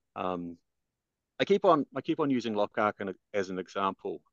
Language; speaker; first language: English; native; English